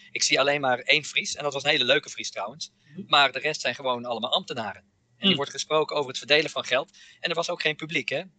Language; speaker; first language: Dutch; non-native, fluent; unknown